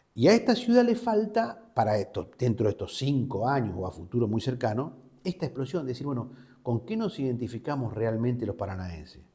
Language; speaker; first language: Spanish; native; Spanish